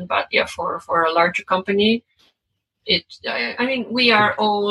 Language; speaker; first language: English; non-native, fluent; Romanian